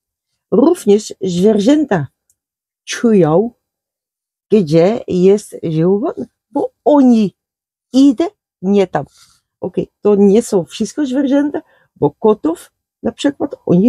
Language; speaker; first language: Polish; non-native, learner; Dutch